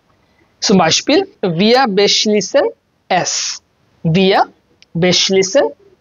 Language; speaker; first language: German; non-native, learner; Bangla